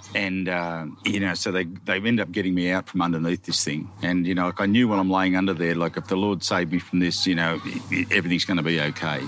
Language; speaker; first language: English; native; English